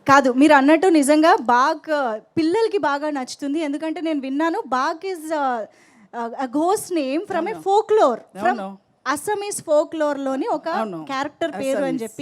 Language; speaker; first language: Telugu; native; Telugu